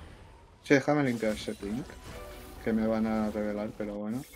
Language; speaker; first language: Spanish; native; Spanish